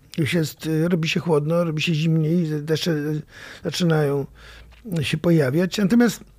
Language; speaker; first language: Polish; native; Polish